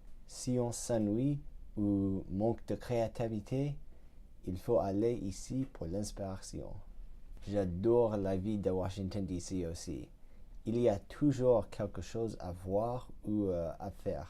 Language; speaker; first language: French; non-native, learner; English